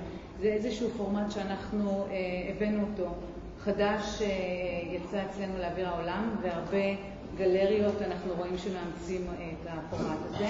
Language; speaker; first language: Hebrew; native; Hebrew